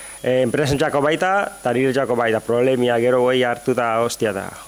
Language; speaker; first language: Basque; non-native, learner; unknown